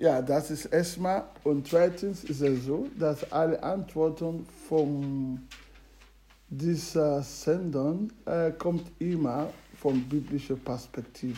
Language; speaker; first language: German; non-native, learner; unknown